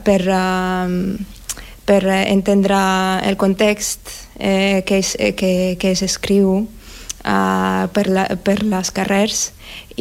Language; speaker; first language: Catalan; non-native, learner; Russian